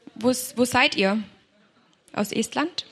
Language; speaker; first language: German; native; German